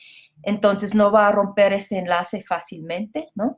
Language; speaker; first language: Spanish; non-native, fluent; English